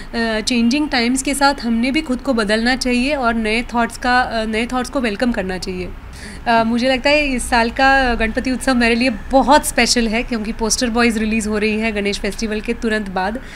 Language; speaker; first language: Hindi; non-native, local second language; Marathi